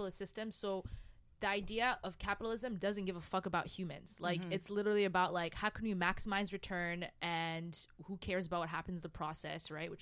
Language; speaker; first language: English; non-native, fluent; Rundi